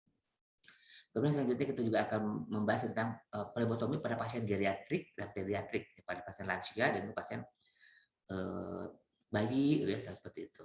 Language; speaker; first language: Indonesian; native; Indonesian